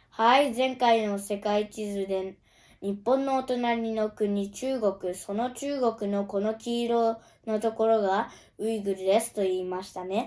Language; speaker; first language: Japanese; early bilingual, other home language; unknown